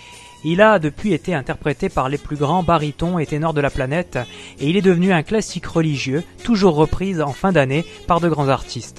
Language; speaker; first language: French; native; French